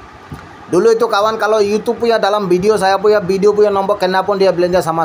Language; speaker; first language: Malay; non-native, learner; Bangla